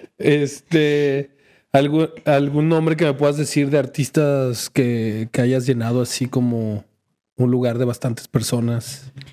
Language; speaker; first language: Spanish; native; Spanish